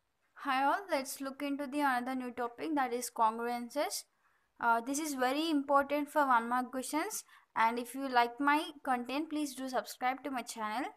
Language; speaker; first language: English; non-native, local second language; Telugu